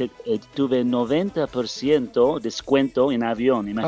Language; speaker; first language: Spanish; non-native, learner; English